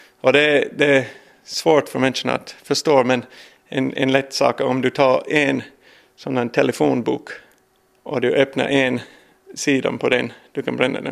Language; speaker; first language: Swedish; non-native, learner; English